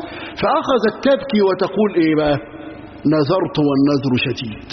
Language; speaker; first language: Arabic; native; Arabic